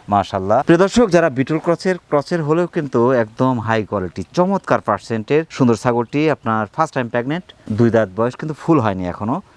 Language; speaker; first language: Bangla; native; Bangla